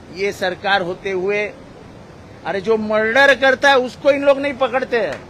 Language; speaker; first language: Hindi; non-native, local second language; Marathi